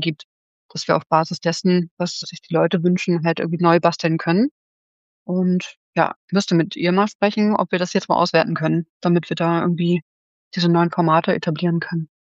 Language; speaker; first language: German; native; German